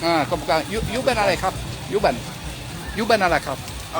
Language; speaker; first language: Thai; non-native, learner; French